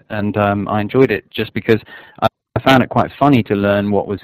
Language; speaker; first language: English; native; English